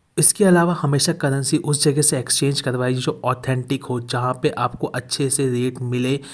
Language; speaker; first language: Hindi; native; Hindi